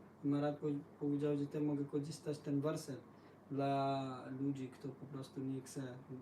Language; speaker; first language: Polish; non-native, learner; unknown